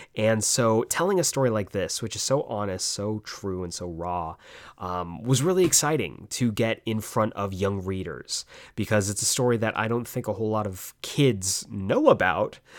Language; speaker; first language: English; native; English